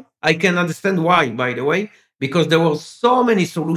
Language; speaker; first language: English; non-native, fluent; French